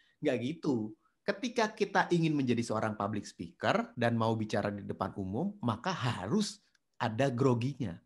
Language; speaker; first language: Indonesian; native; Indonesian